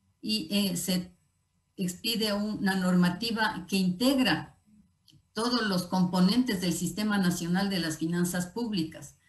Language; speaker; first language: Spanish; native; Spanish